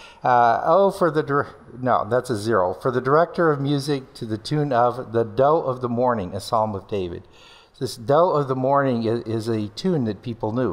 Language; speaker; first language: English; native; English